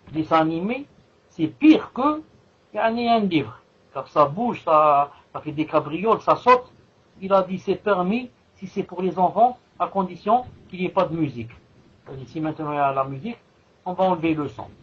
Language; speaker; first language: French; non-native, local second language; Arabic